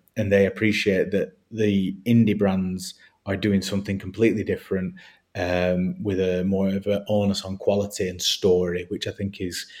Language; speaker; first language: English; native; English